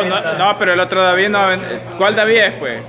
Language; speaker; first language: Spanish; native; Spanish